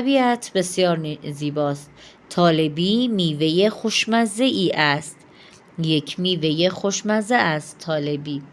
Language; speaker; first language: Persian; non-native, fluent; Urdu